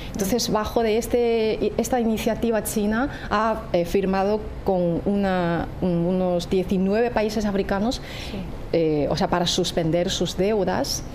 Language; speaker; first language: Spanish; non-native, fluent; Chinese